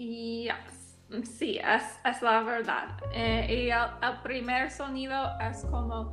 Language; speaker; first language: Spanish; non-native, learner; English